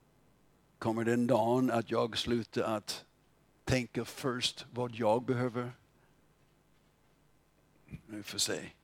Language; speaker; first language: Swedish; non-native, fluent; English